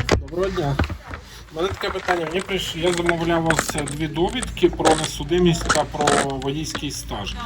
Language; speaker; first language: Ukrainian; non-native, local second language; Russian